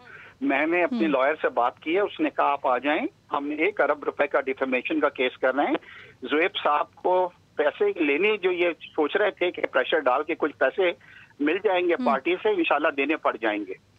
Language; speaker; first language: Urdu; native; Urdu